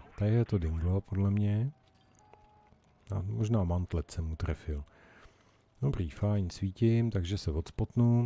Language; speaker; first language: Czech; native; Czech